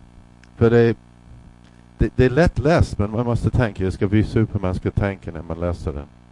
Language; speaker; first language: Swedish; non-native, fluent; English